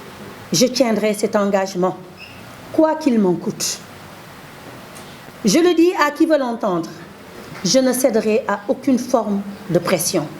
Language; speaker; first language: French; non-native, local second language; Wolof